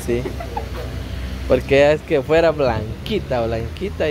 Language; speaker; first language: Spanish; native; Spanish